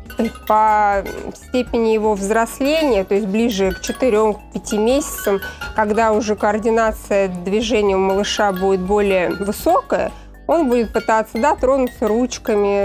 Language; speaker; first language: Russian; native; Russian